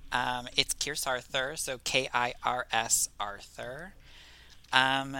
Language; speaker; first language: English; native; English